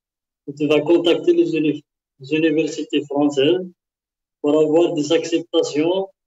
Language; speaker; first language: French; non-native, local second language; Arabic